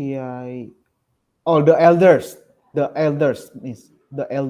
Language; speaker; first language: English; non-native, learner; Indonesian